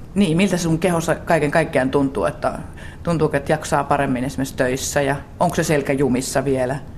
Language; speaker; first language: Finnish; native; Finnish